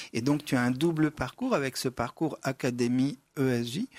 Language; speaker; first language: French; native; French